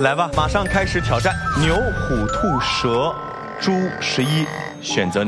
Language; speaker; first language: Chinese; native; Chinese